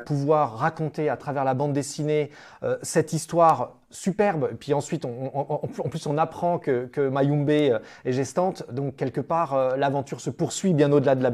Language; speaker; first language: French; native; French